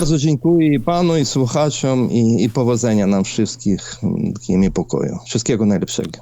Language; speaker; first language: Polish; non-native, fluent; Ukrainian